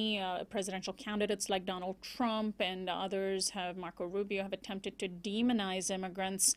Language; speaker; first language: English; native; English